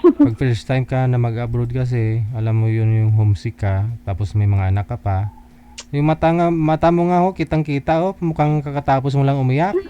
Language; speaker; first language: Filipino; native; Filipino